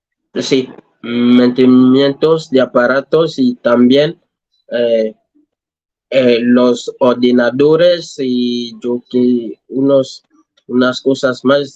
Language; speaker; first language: Spanish; non-native, learner; French